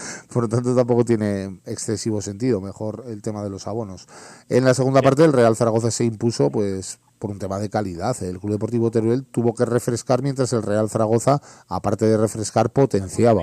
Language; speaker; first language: Spanish; native; Spanish